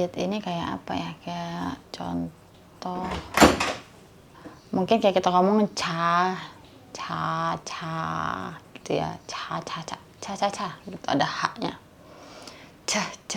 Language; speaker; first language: Indonesian; native; Indonesian